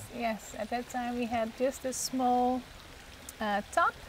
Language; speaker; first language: English; non-native, fluent; Dutch